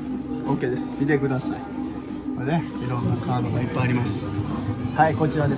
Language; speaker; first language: Japanese; non-native, fluent; Nepali